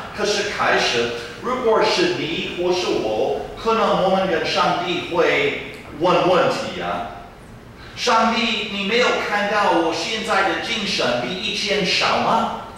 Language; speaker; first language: Chinese; non-native, fluent; English